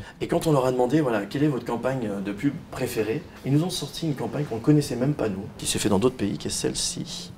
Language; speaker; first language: French; native; French